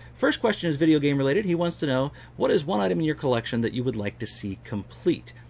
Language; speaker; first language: English; native; English